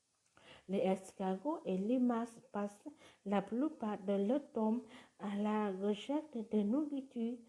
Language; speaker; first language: French; non-native, learner; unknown